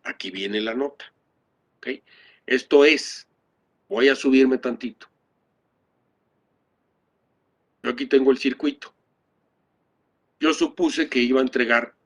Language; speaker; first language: Spanish; native; Spanish